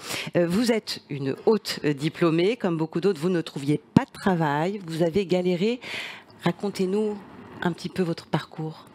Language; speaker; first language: French; native; French